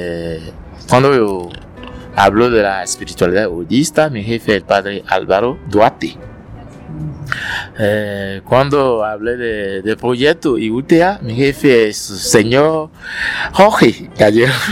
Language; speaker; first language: Spanish; non-native, learner; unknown